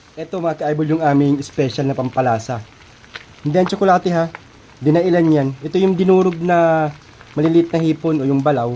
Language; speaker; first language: Filipino; native; Filipino